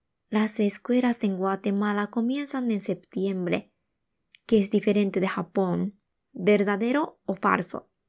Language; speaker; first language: Spanish; non-native, fluent; Japanese